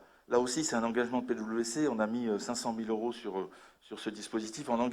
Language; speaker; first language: French; native; French